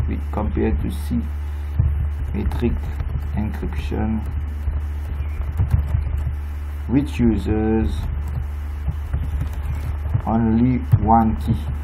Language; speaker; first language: English; non-native, local second language; Morisyen